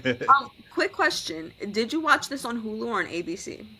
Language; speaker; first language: English; native; English